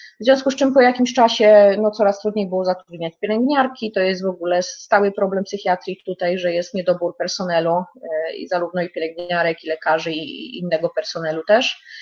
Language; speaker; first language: Polish; native; Polish